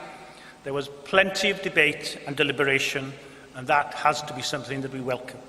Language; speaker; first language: English; non-native, local second language; Welsh